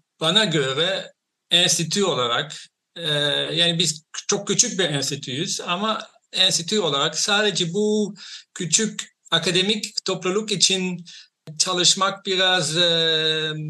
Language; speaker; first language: Turkish; non-native, fluent; Dutch